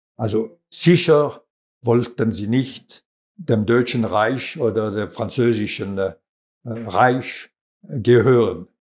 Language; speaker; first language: German; non-native, local second language; French